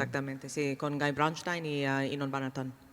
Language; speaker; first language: Spanish; non-native, fluent; English